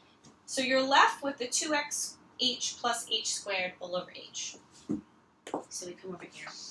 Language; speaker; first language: English; native; English